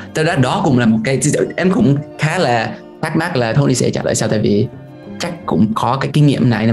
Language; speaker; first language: Vietnamese; non-native, fluent; English